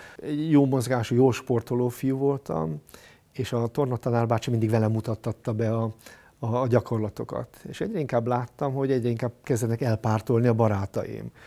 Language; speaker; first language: Hungarian; native; Hungarian